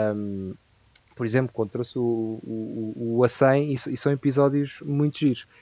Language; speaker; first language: Portuguese; native; Portuguese